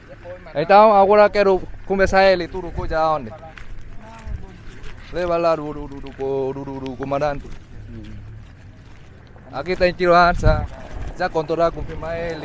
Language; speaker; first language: Portuguese; non-native, learner; Vietnamese